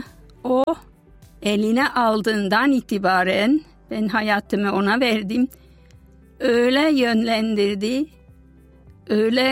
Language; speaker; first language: Turkish; non-native, fluent; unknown